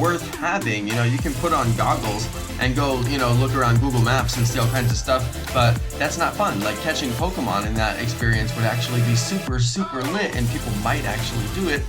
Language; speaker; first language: English; native; English